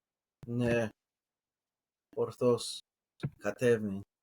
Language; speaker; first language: Greek; non-native, learner; English